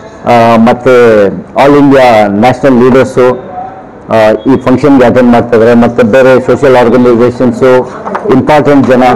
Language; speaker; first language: Kannada; non-native, local second language; Urdu